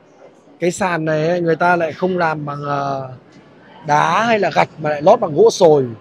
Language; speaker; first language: Vietnamese; native; Vietnamese